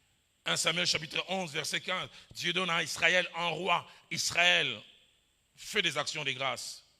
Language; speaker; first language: French; non-native, local second language; Lingala